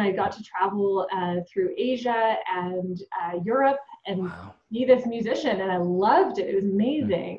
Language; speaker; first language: English; native; English